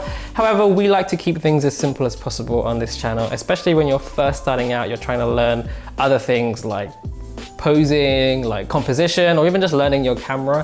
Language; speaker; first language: English; native; English